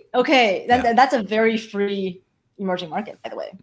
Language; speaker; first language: English; early bilingual, other home language; Chinese